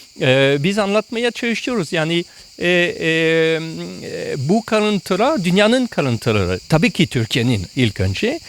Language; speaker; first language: Turkish; non-native, fluent; French